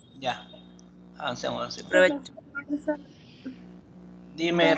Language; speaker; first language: Spanish; native; Spanish